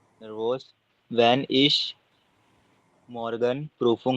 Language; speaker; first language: German; non-native, learner; Hindi